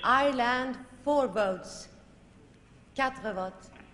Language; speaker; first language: English; non-native, fluent; Swedish